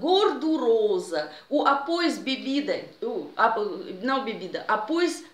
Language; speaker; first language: Portuguese; non-native, fluent; Russian